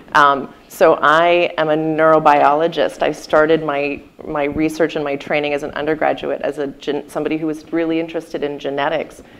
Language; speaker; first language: English; native; English